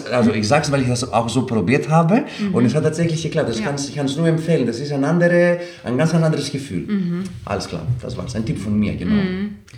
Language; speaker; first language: German; non-native, fluent; Greek